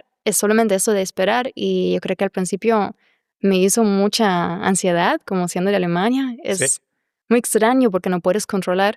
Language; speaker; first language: Spanish; non-native, fluent; German